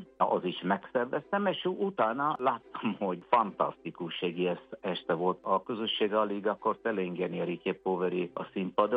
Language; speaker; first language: Hungarian; non-native, fluent; Italian